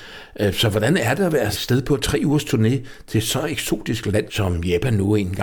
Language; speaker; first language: Danish; native; Danish